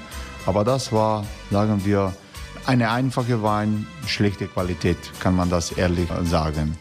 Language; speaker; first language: German; non-native, learner; Croatian